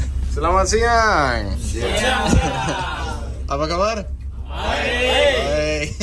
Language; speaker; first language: Indonesian; non-native, learner; Danish